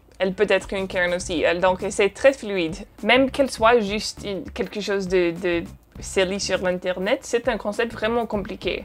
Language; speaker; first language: French; non-native, fluent; English